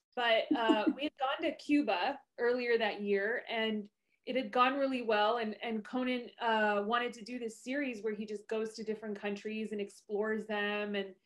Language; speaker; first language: English; native; English